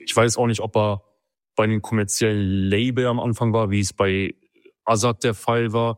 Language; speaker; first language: German; early bilingual, other home language; Kurdish